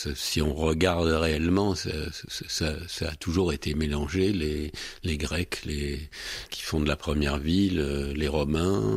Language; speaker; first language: French; native; French